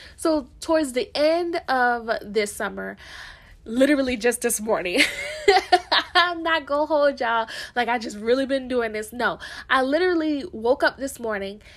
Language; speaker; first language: English; early bilingual, other home language; Haitian Creole